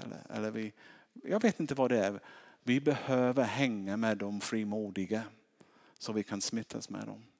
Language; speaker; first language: Swedish; non-native, fluent; English